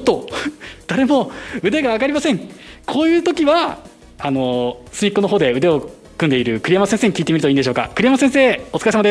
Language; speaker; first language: Japanese; native; Japanese